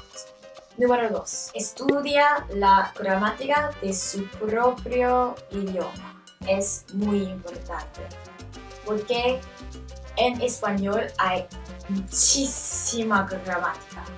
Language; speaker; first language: Spanish; non-native, learner; English